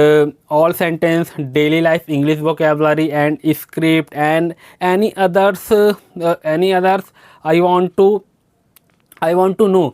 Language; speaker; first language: English; non-native, learner; Hindi